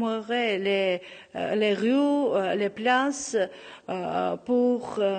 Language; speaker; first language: French; non-native, local second language; Armenian